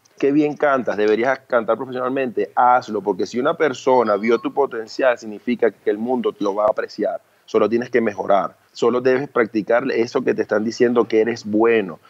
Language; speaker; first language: Spanish; early bilingual, other home language; Chinese